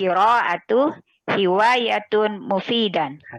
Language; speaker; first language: Arabic; non-native, learner; Indonesian